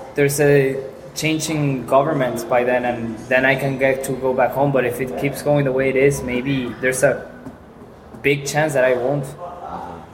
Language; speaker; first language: English; non-native, fluent; Spanish